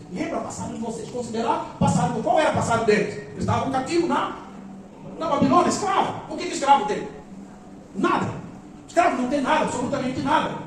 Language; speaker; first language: Portuguese; non-native, local second language; Upper Guinea Crioulo